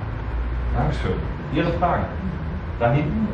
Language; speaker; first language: German; native; German